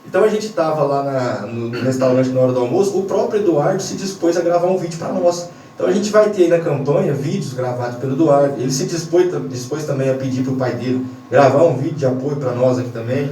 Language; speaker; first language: Portuguese; native; Portuguese